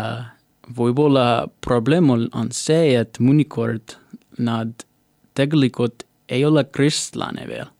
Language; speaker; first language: Estonian; non-native, learner; English